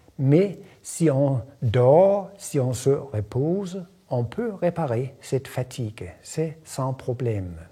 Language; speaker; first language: French; non-native, fluent; Danish